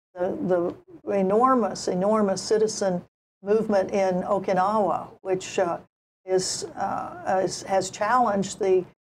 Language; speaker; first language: English; native; English